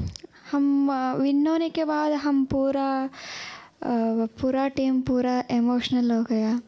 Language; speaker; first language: Hindi; non-native, local second language; Kannada